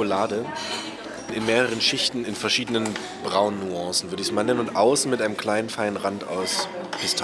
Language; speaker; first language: German; native; German